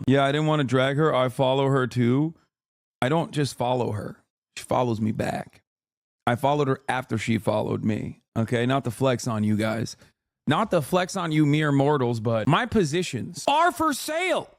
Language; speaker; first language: English; native; English